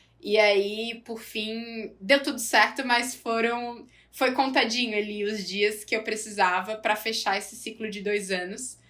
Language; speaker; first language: Portuguese; native; Portuguese